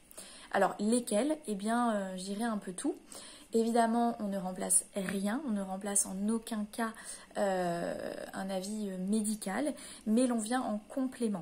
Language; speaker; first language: French; native; French